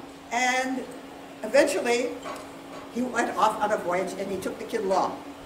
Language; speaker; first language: English; native; English